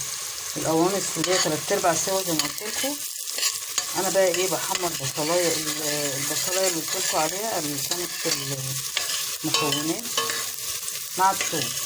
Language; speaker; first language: Arabic; native; Arabic